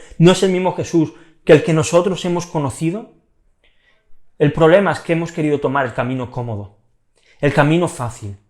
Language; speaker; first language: Spanish; native; Spanish